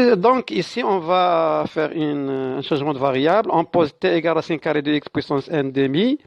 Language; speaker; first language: French; non-native, local second language; Arabic